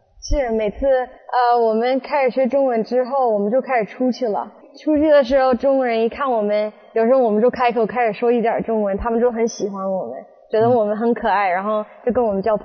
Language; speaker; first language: Chinese; early bilingual, other home language; English